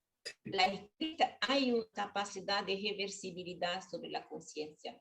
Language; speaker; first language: Spanish; non-native, learner; Portuguese